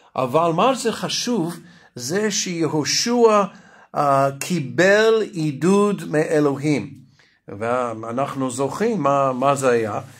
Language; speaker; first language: Hebrew; non-native, fluent; Russian